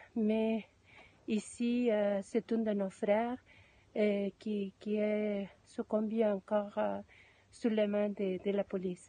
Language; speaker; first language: French; non-native, fluent; Spanish